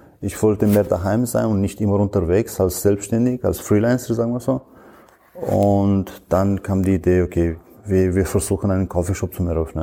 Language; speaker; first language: German; non-native, fluent; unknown